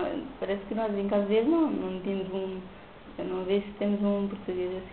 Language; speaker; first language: Portuguese; non-native, local second language; Kabuverdianu